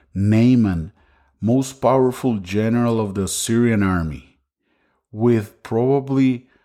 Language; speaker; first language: English; non-native, fluent; Spanish